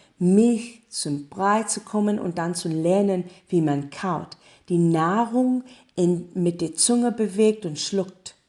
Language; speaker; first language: German; non-native, learner; English